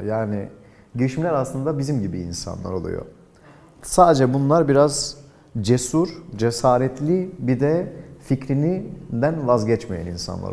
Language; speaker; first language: Turkish; native; Turkish